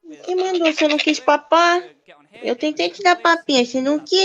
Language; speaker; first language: Portuguese; native; Portuguese